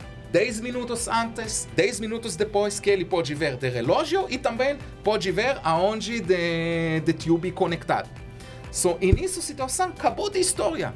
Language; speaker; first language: Portuguese; non-native, learner; Hebrew